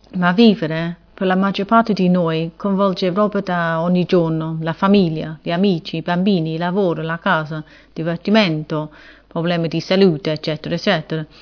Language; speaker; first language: Italian; non-native, fluent; English